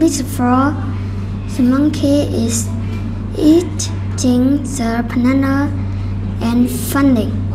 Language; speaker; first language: English; non-native, learner; Vietnamese